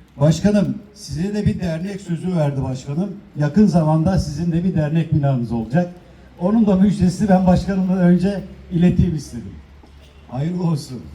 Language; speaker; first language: Turkish; native; Turkish